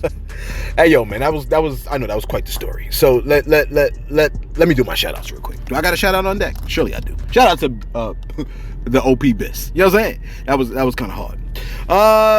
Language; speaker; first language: English; native; English